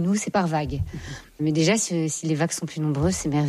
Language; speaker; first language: French; native; French